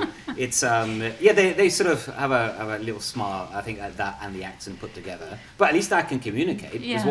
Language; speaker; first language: English; non-native, local second language; Punjabi